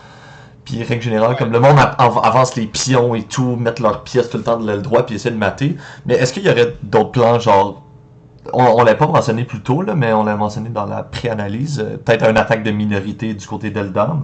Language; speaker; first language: French; native; French